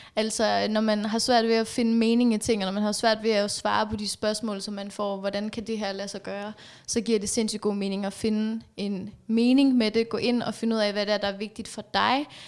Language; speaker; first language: Danish; early bilingual, other home language; Persian